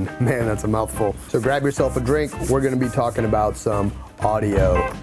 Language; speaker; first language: English; native; English